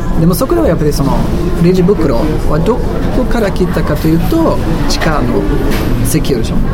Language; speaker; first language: Japanese; non-native, fluent; Swedish